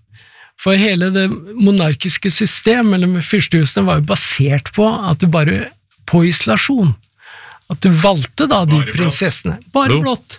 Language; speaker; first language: Norwegian; native; Norwegian